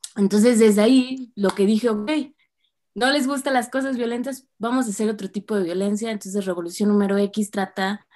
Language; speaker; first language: Spanish; native; Spanish